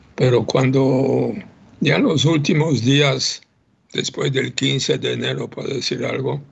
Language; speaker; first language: Spanish; non-native, fluent; Polish